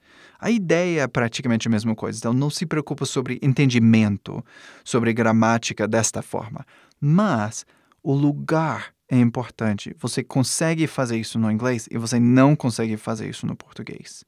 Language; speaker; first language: Portuguese; non-native, fluent; English